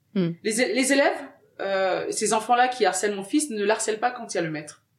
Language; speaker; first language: French; early bilingual, other home language; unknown